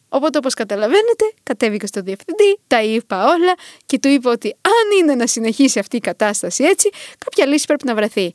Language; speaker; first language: Greek; early bilingual, other home language; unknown